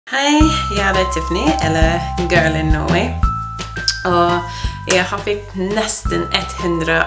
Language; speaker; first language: Norwegian; non-native, learner; English